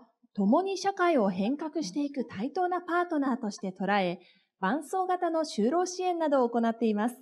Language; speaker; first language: Japanese; native; Japanese